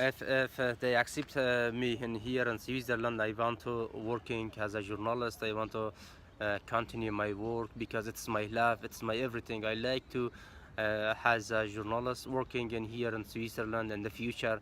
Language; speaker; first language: English; non-native, learner; Persian